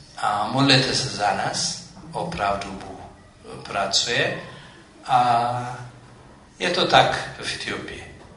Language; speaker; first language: Czech; non-native, fluent; Amharic